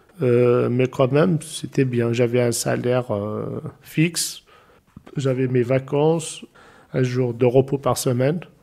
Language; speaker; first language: French; non-native, local second language; Arabic